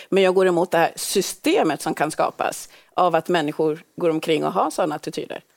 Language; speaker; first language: Swedish; early bilingual, other home language; Swahili